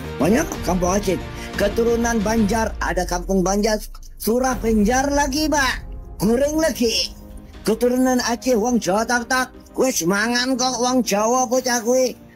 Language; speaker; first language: Malay; native; Malay